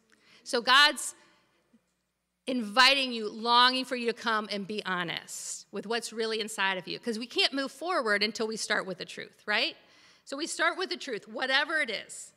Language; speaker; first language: English; native; English